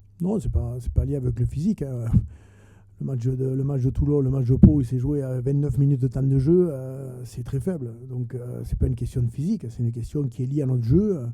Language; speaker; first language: French; native; French